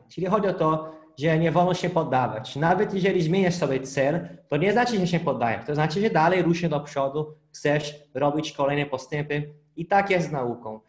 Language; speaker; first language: Polish; non-native, fluent; Portuguese